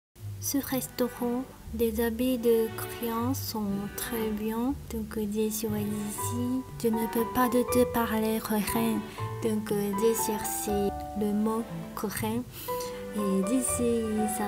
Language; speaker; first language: French; non-native, learner; Japanese